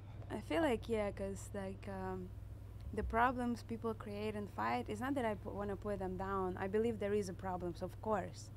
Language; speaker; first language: English; non-native, fluent; Russian